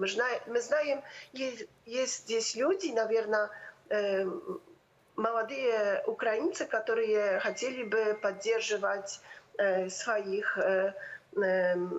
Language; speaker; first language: Russian; non-native, fluent; Polish